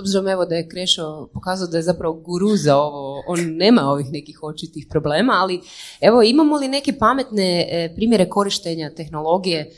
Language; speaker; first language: Croatian; native; Croatian